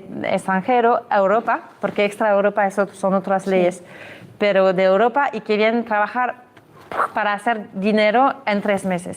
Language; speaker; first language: Spanish; non-native, fluent; French